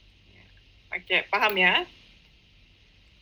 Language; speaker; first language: English; non-native, fluent; Indonesian